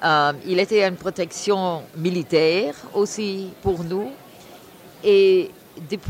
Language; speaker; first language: French; non-native, fluent; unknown